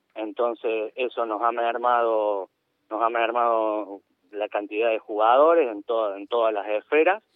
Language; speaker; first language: Spanish; native; Spanish